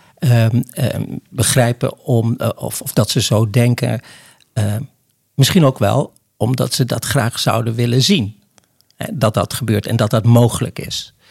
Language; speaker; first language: Dutch; early bilingual, other home language; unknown